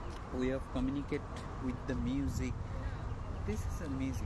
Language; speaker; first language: English; non-native, learner; Bangla